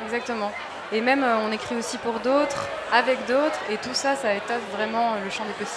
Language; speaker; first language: French; native; French